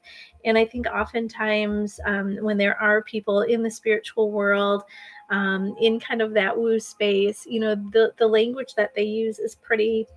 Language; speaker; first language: English; native; English